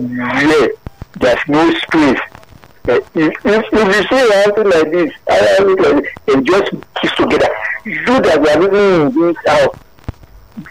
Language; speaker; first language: English; non-native, local second language; Yoruba